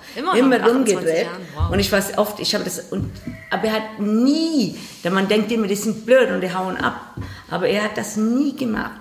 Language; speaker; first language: German; non-native, learner; Swedish